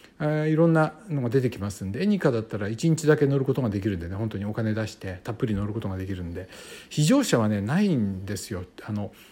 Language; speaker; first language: Japanese; native; Japanese